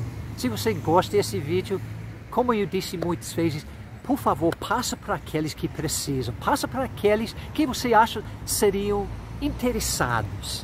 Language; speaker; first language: Portuguese; non-native, fluent; English